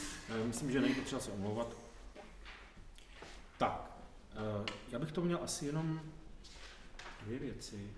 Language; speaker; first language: Czech; native; Czech